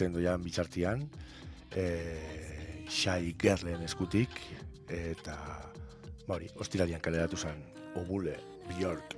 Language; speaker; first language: Basque; native; Basque